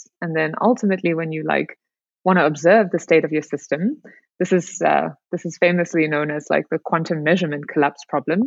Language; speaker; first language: English; native; English